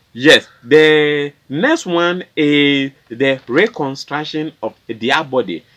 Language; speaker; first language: English; non-native, local second language; Akan